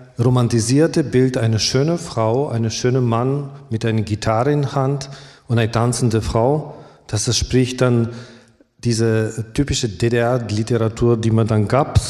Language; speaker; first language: German; early bilingual, other home language; Romany